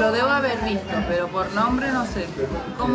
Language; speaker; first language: Spanish; native; Spanish